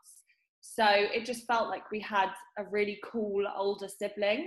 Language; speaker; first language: English; native; English